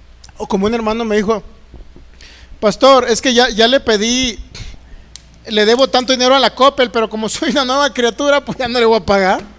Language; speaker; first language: Spanish; native; Spanish